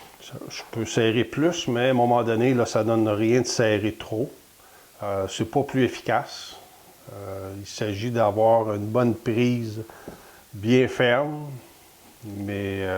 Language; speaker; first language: French; native; French